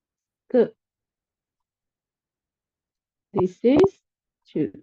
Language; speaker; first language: English; non-native, fluent; Indonesian